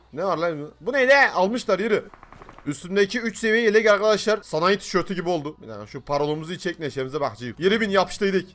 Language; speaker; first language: Turkish; native; Turkish